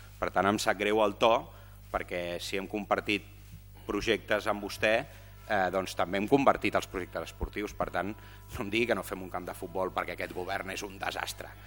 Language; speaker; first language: Catalan; native; Catalan